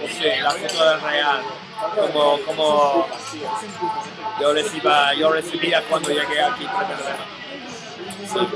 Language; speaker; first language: Spanish; non-native, learner; English